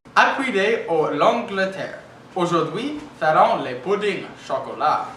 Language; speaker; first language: French; non-native, learner; English